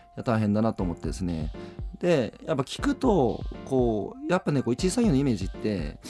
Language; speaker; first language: Japanese; native; Japanese